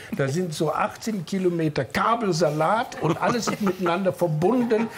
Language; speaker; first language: German; non-native, fluent; English